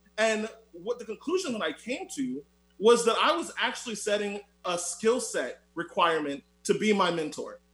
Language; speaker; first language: English; native; English